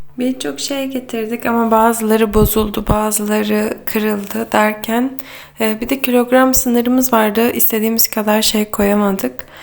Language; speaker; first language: Turkish; native; Turkish